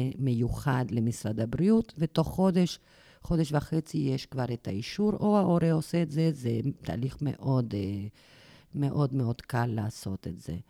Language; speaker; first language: Hebrew; non-native, fluent; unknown